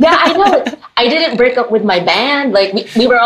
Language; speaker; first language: English; non-native, local second language; Filipino